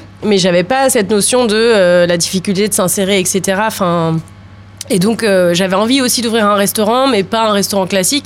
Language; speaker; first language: French; native; French